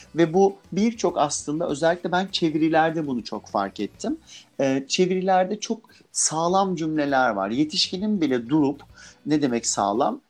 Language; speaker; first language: Turkish; native; Turkish